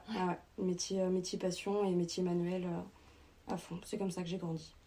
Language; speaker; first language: French; native; French